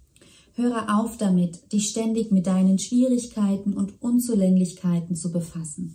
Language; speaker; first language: German; native; German